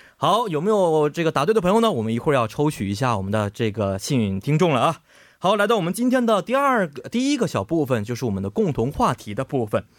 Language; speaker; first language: Chinese; native; Chinese